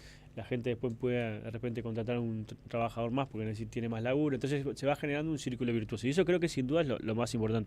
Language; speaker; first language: Spanish; native; Spanish